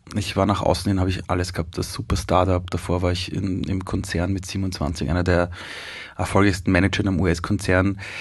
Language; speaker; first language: German; early bilingual, other home language; Persian